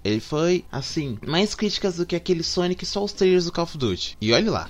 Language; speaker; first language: Portuguese; native; Portuguese